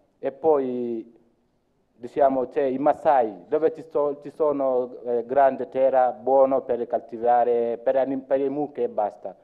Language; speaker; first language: Italian; non-native, learner; Luo (Kenya and Tanzania)